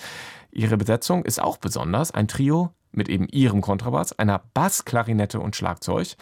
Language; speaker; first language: German; native; German